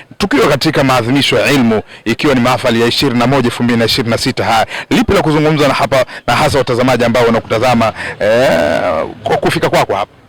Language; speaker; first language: Swahili; native; Swahili